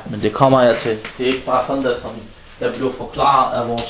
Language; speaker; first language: Danish; early bilingual, other home language; Arabic